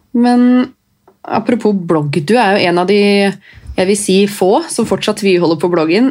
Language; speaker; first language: Norwegian; native; Norwegian